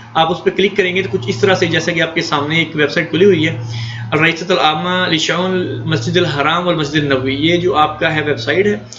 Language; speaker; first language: Hindi; non-native, local second language; Punjabi